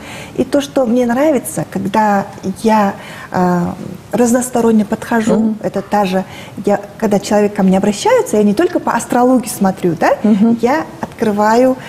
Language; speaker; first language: Russian; native; Russian